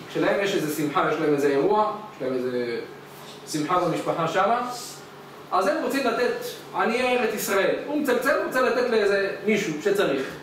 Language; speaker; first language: Hebrew; native; Hebrew